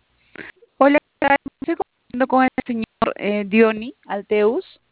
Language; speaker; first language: Spanish; native; Spanish